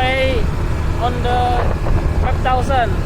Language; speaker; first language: English; non-native, learner; Indonesian